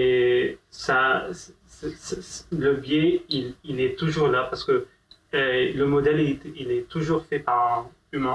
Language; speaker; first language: French; non-native, fluent; Arabic